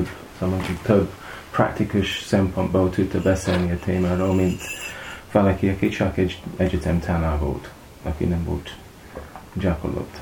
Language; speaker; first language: Hungarian; non-native, learner; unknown